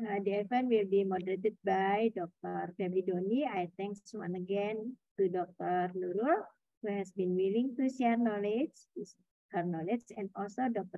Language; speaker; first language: English; non-native, fluent; Indonesian